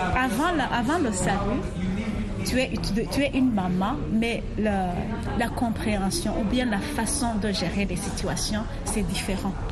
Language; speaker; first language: French; non-native, local second language; Rundi